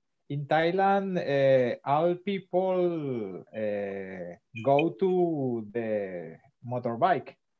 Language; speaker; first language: English; non-native, learner; Spanish